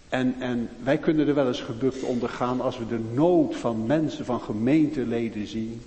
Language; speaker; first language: Dutch; native; Dutch